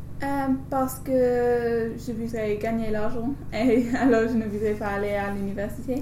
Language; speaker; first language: French; non-native, learner; English